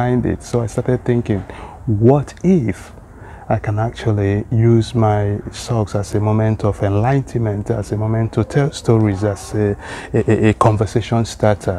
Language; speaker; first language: English; non-native, local second language; Igbo